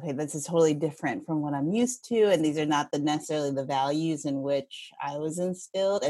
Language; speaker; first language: English; early bilingual, other home language; Filipino